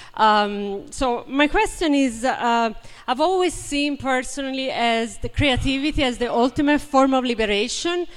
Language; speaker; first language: English; non-native, fluent; Italian